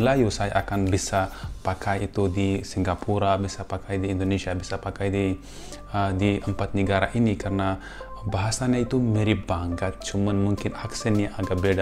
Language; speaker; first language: Indonesian; non-native, fluent; Urdu